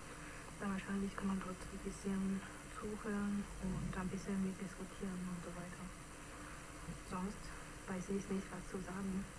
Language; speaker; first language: German; non-native, fluent; Chinese